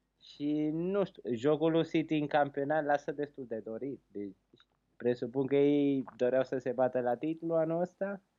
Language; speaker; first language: Romanian; native; Romanian